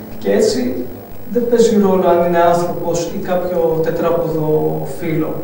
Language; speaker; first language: Greek; early bilingual, other home language; Arabic